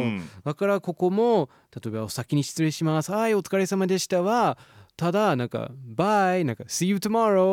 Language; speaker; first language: Japanese; non-native, fluent; English